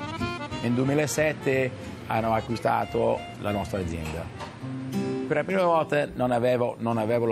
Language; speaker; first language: Italian; early bilingual, heritage; Italian